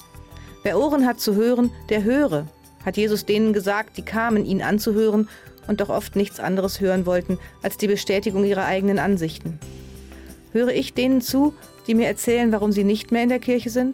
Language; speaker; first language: German; native; German